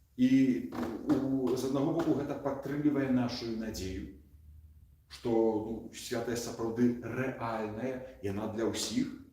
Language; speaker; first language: Belarusian; native; Belarusian